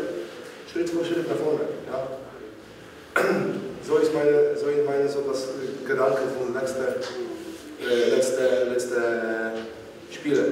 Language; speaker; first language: German; non-native, learner; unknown